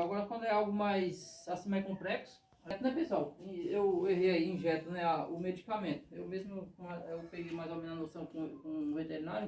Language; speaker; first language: Portuguese; native; Portuguese